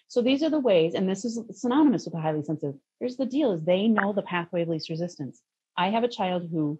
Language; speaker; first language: English; native; English